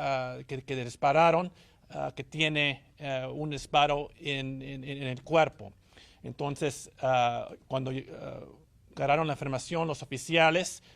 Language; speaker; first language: Spanish; early bilingual, heritage; Spanish